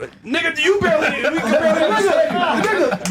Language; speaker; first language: English; native; English